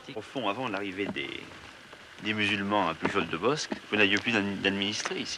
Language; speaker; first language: French; native; French